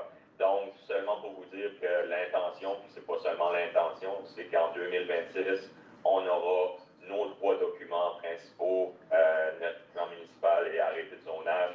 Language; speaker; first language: French; native; French